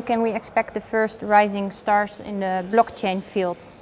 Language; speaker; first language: English; non-native, fluent; Dutch